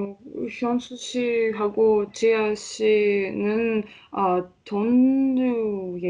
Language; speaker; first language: Korean; non-native, learner; Latvian